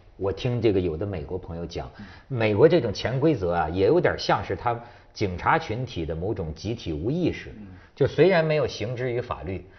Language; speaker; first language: Chinese; native; Chinese